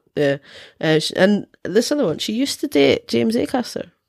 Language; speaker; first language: English; native; English